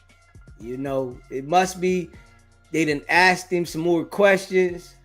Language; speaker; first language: English; native; English